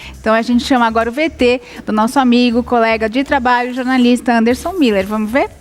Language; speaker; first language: Portuguese; native; Portuguese